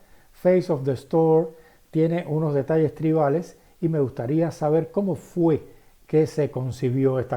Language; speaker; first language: Spanish; native; Spanish